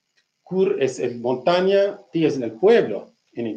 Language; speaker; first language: Spanish; non-native, fluent; Kurdish